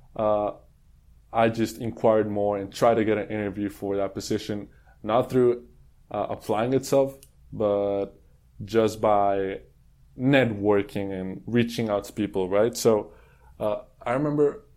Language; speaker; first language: English; non-native, fluent; Spanish